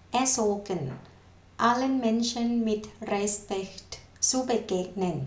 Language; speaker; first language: German; non-native, fluent; Thai